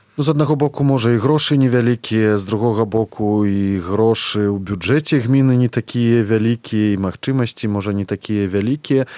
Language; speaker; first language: Belarusian; native; Belarusian